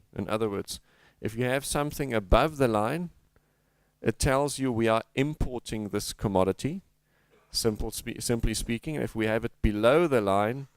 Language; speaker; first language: English; non-native, local second language; Afrikaans